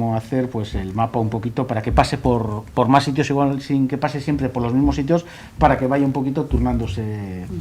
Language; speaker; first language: Spanish; non-native, local second language; Basque